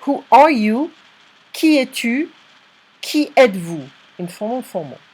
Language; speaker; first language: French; non-native, fluent; English